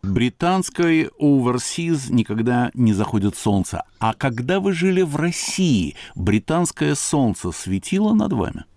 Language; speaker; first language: Russian; native; Russian